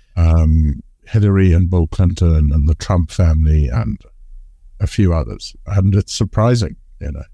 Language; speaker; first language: English; native; English